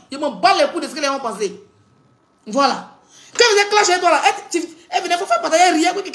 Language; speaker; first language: French; non-native, local second language; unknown